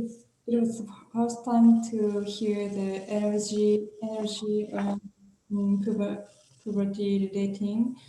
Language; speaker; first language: English; non-native, learner; Japanese